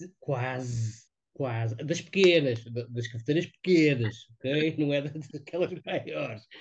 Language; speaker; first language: Portuguese; native; Portuguese